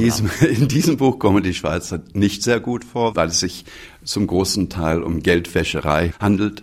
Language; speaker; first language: German; non-native, fluent; English